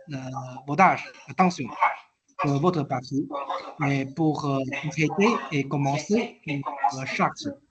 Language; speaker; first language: French; non-native, learner; Chinese